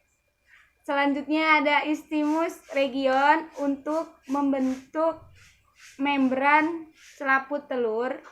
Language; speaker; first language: Indonesian; native; Indonesian